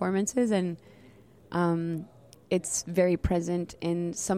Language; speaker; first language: English; non-native, fluent; Spanish